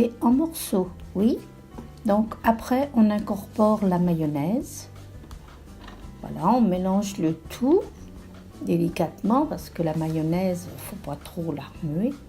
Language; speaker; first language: French; native; French